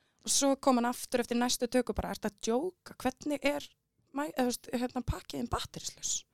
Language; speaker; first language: Icelandic; native; Icelandic